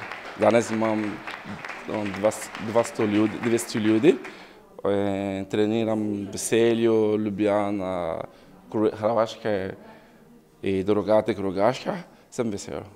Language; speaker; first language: Slovenian; non-native, learner; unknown